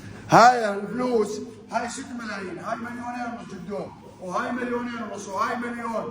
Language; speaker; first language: Arabic; native; Arabic